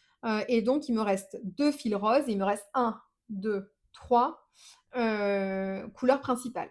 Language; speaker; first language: French; native; French